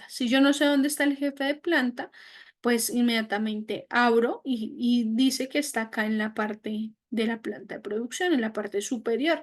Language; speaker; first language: Spanish; native; Spanish